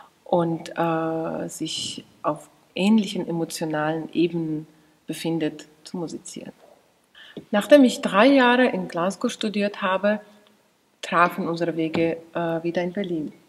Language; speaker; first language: German; non-native, fluent; Georgian